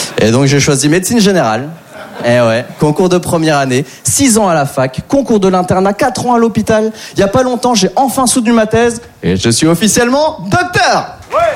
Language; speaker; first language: French; native; French